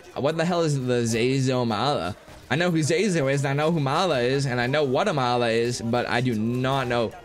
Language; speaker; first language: English; native; English